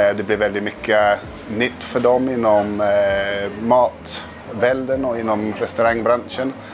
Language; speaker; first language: Swedish; non-native, fluent; English